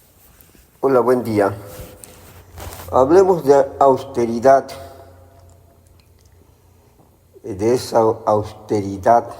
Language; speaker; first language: Spanish; native; Spanish